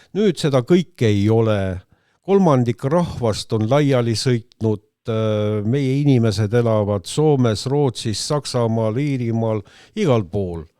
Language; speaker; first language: Estonian; non-native, local second language; Russian